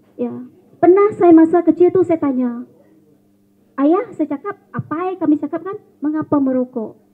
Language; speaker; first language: Malay; non-native, local second language; Iban